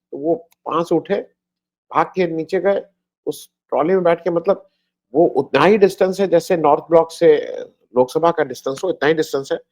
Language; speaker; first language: Hindi; native; Hindi